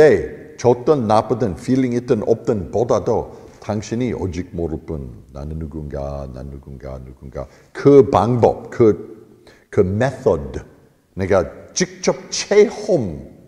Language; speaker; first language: Korean; non-native, fluent; English